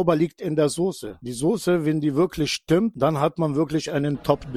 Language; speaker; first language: German; non-native, fluent; Turkish